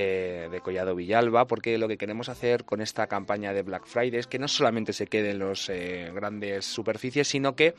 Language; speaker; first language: Spanish; native; Spanish